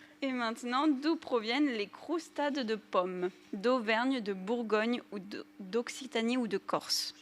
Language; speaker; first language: French; native; French